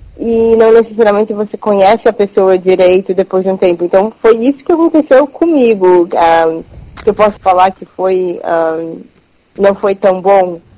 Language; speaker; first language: Portuguese; native; Portuguese